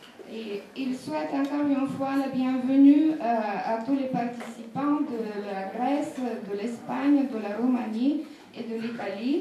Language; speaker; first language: French; non-native, fluent; Bulgarian